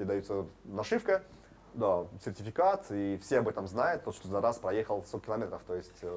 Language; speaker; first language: Russian; non-native, local second language; Tajik